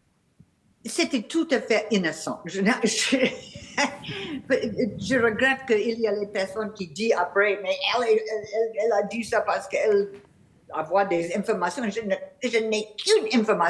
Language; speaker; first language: French; non-native, learner; English